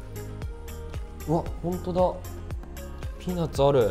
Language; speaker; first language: Japanese; native; Japanese